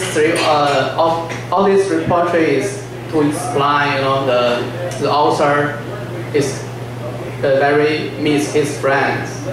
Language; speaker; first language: English; non-native, learner; Chinese